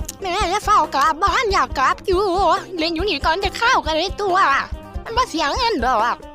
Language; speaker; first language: Thai; non-native, local second language; Northeastern Thai